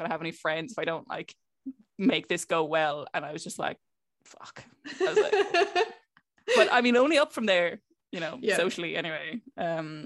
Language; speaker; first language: English; native; English